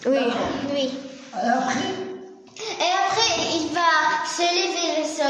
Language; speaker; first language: French; non-native, learner; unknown